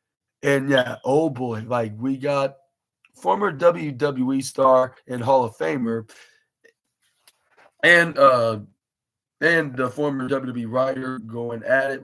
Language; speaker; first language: English; native; English